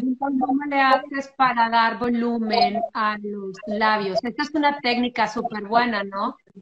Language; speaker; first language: Spanish; native; Spanish